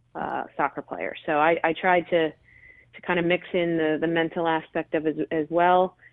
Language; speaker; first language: English; native; English